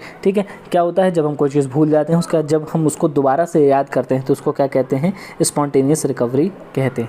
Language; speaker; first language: Hindi; native; Hindi